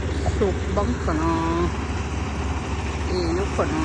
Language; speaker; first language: Japanese; non-native, learner; Filipino